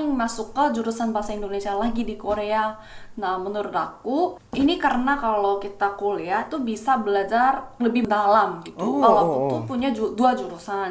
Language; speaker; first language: Indonesian; non-native, fluent; Korean